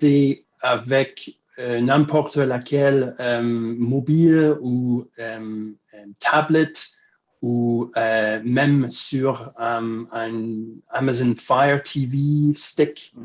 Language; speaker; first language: French; non-native, fluent; English